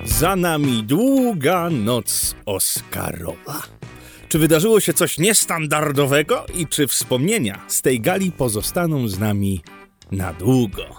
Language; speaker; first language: Polish; native; Polish